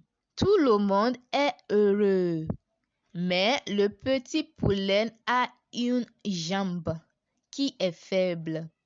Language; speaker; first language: French; non-native, learner; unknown